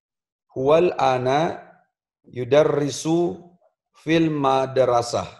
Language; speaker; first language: Arabic; non-native, learner; Indonesian